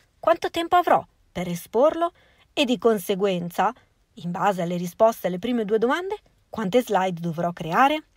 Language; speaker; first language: Italian; native; Italian